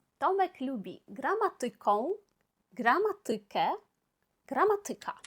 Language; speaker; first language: Polish; non-native, fluent; Ukrainian